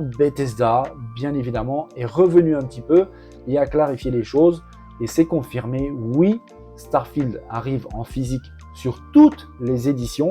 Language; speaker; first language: French; native; French